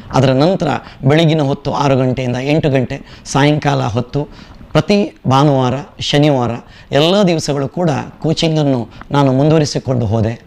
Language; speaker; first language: Kannada; native; Kannada